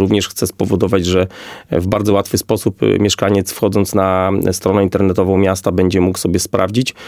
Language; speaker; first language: Polish; native; Polish